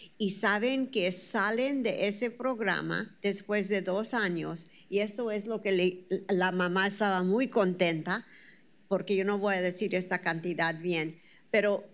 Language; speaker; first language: Spanish; early bilingual, heritage; Spanish